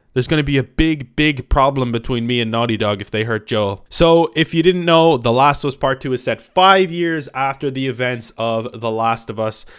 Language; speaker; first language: English; native; English